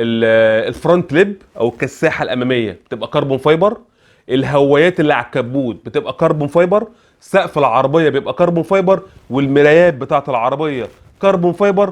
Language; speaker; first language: Arabic; native; Arabic